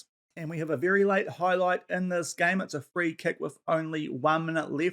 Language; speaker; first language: English; native; English